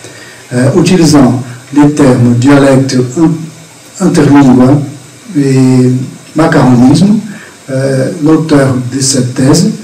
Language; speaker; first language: French; non-native, fluent; Portuguese